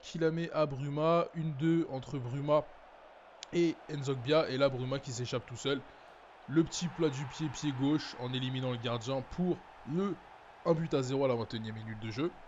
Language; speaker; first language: French; native; French